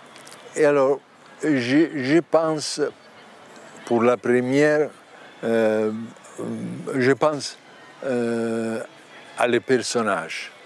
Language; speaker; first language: French; non-native, learner; Italian